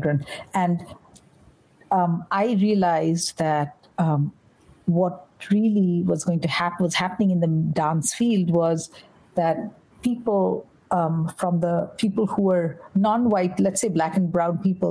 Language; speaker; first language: English; non-native, local second language; Bangla